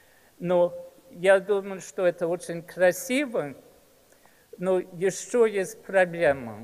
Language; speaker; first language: Russian; early bilingual, heritage; English